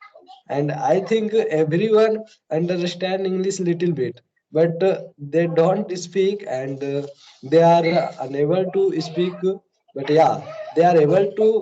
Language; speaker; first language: English; non-native, learner; Hindi